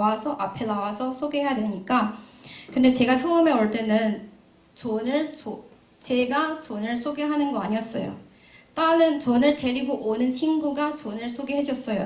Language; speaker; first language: Korean; non-native, learner; Chinese